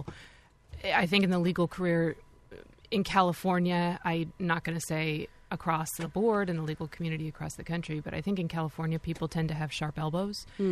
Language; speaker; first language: English; native; English